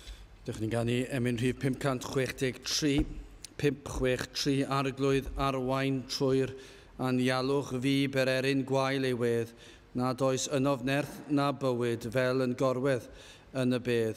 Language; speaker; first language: Welsh; native; Welsh